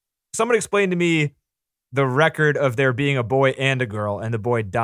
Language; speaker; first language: English; native; English